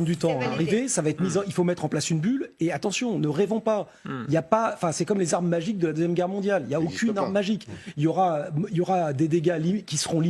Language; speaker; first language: French; native; French